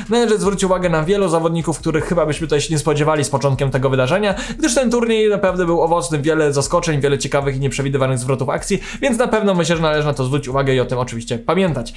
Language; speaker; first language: Polish; native; Polish